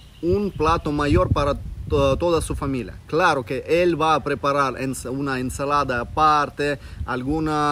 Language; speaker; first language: Spanish; non-native, fluent; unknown